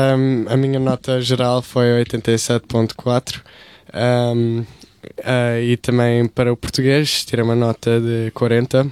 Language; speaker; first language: Portuguese; early bilingual, heritage; English